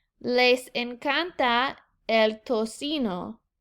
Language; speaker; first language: Spanish; non-native, fluent; English